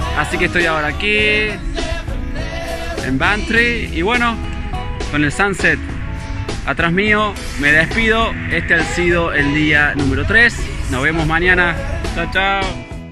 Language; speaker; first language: Spanish; native; Spanish